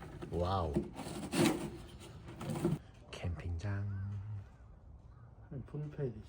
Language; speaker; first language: Korean; native; Korean